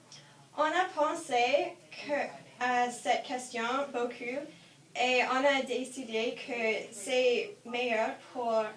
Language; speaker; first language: French; non-native, learner; English